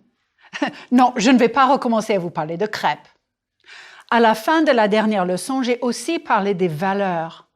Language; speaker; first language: French; non-native, fluent; English